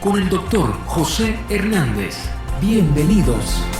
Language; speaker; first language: Spanish; native; Spanish